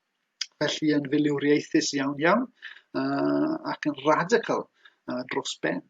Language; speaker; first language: Welsh; native; Welsh